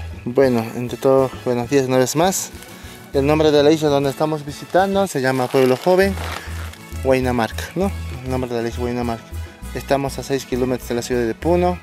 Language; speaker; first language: Spanish; native; Spanish